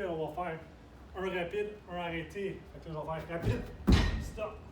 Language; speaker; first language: French; native; French